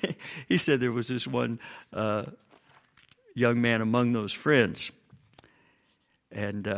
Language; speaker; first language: English; native; English